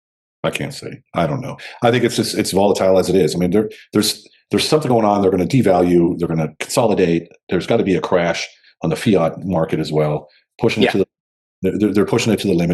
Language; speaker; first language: English; native; English